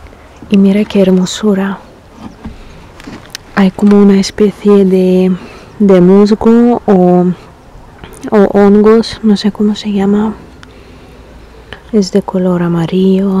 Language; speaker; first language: Spanish; non-native, fluent; Russian